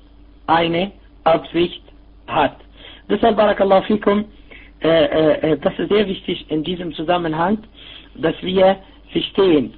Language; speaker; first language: German; non-native, fluent; Arabic